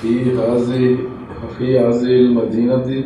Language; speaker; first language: Arabic; non-native, learner; Urdu